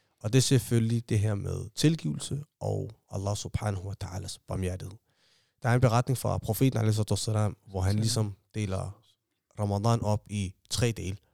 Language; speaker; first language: Danish; early bilingual, other home language; Somali